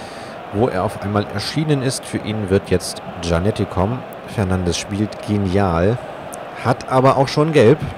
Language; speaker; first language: German; native; German